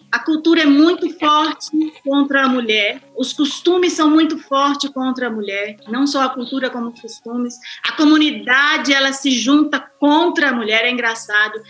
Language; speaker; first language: Portuguese; native; Portuguese